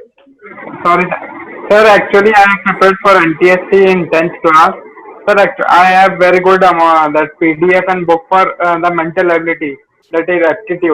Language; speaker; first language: English; non-native, learner; Hindi